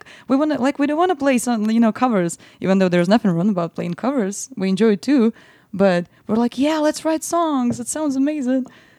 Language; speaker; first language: English; non-native, fluent; Russian